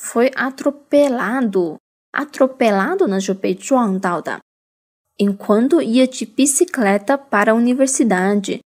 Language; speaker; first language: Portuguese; non-native, fluent; Chinese